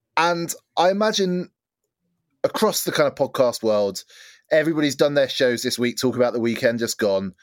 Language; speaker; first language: English; native; English